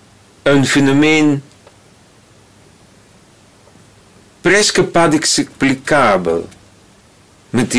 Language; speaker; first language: French; non-native, learner; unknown